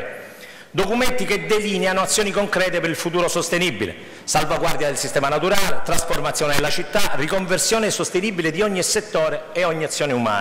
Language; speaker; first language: Italian; native; Italian